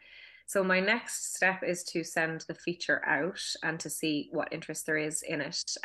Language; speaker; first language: English; native; English